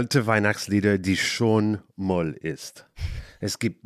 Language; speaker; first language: German; non-native, learner; English